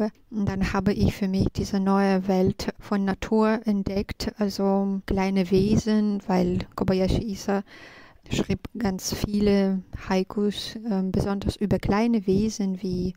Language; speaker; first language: German; non-native, fluent; Belarusian